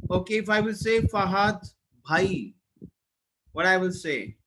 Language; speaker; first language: English; non-native, local second language; Hindi